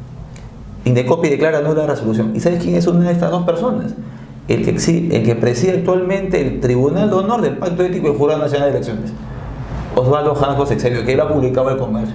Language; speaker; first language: Spanish; native; Spanish